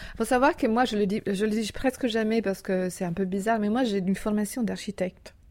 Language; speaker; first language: French; non-native, fluent; Italian